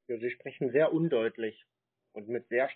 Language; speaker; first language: German; native; German